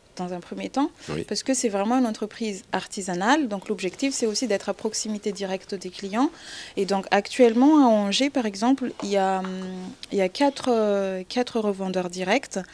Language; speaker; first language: French; non-native, local second language; Malagasy